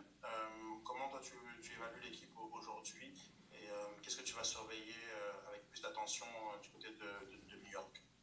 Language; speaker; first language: French; native; French